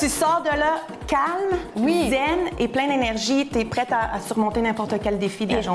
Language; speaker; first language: French; native; French